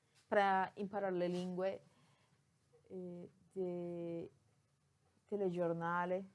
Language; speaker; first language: Italian; non-native, learner; Spanish